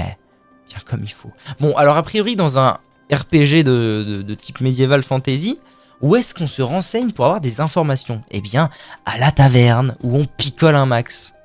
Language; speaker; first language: French; native; French